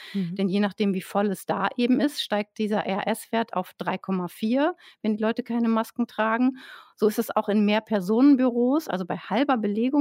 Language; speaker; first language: German; native; German